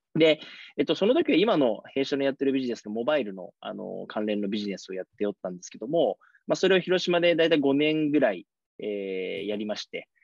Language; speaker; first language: Japanese; native; Japanese